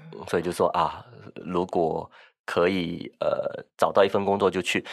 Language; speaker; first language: Chinese; non-native, local second language; Min Nan Chinese